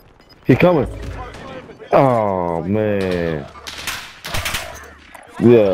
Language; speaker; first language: English; native; English